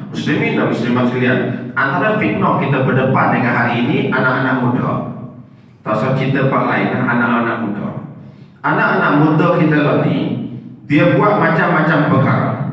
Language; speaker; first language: Malay; non-native, local second language; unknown